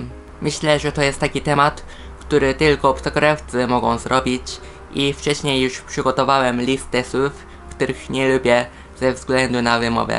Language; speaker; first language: Polish; non-native, fluent; Japanese